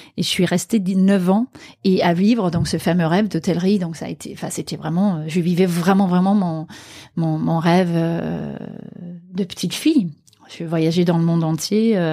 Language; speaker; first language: French; non-native, fluent; Danish